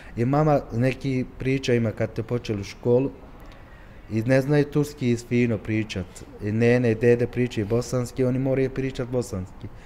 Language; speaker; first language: Croatian; early bilingual, heritage; Turkish